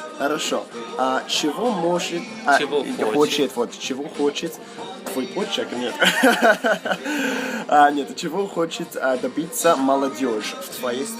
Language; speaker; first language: Russian; non-native, fluent; English